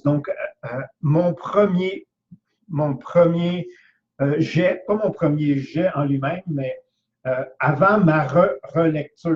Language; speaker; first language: French; native; French